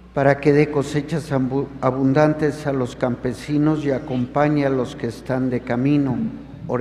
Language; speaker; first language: Spanish; native; Spanish